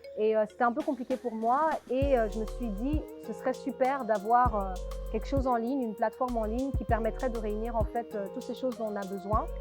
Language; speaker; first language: French; native; French